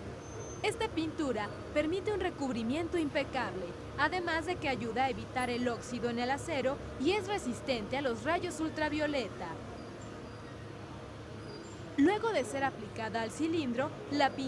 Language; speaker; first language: Spanish; native; Spanish